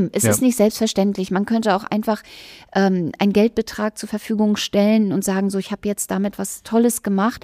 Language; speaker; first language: German; native; German